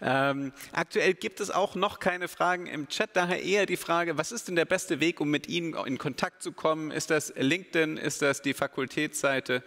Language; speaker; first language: German; native; German